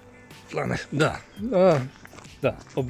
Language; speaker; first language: Russian; non-native, learner; Finnish